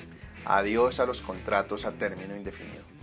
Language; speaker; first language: Spanish; native; Spanish